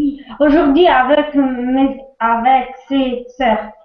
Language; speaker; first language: French; non-native, learner; Russian